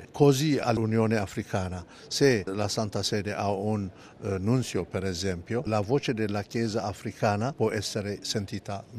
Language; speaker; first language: Italian; non-native, fluent; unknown